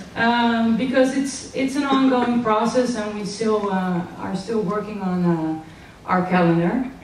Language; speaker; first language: English; non-native, fluent; Dutch